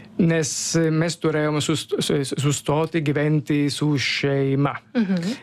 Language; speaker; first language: Lithuanian; non-native, fluent; Italian